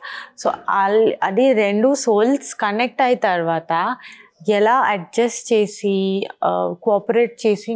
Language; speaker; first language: Telugu; non-native, learner; Bangla